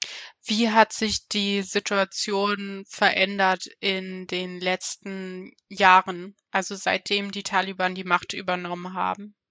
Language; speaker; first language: German; native; German